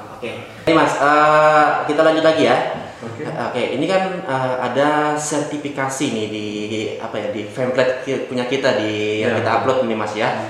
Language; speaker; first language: Indonesian; native; Indonesian